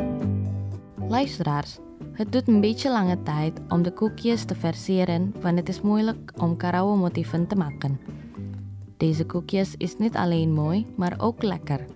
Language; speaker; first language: Dutch; non-native, fluent; Indonesian